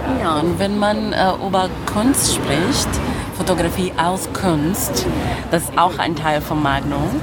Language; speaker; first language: German; non-native, fluent; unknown